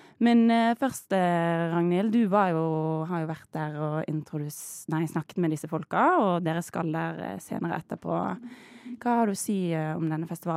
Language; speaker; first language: Norwegian; native; Norwegian